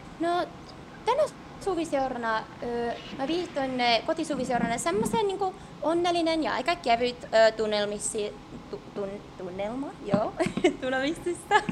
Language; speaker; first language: Finnish; early bilingual, heritage; English